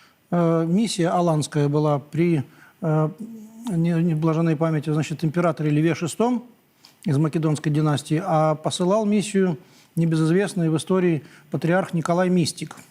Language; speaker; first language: Russian; native; Russian